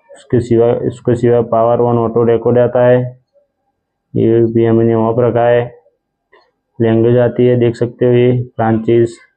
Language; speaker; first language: Hindi; non-native, local second language; Gujarati